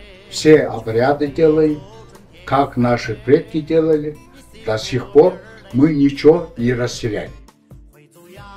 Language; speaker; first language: Russian; non-native, local second language; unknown